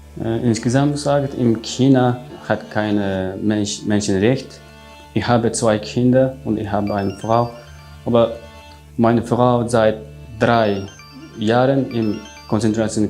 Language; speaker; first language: German; non-native, learner; Uyghur